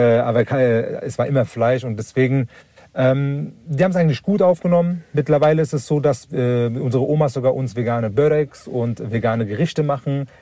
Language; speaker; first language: German; early bilingual, other home language; Turkish